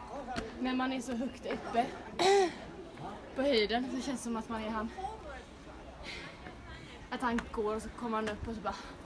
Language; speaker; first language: Swedish; native; Swedish